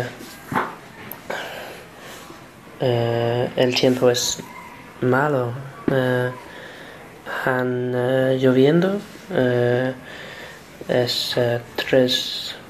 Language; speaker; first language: Spanish; non-native, learner; English